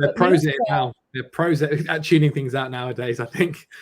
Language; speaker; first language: English; native; English